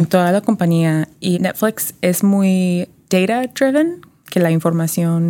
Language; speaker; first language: Spanish; early bilingual, heritage; Spanish